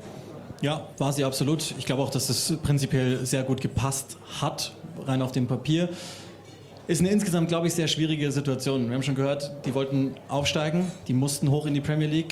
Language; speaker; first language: German; native; German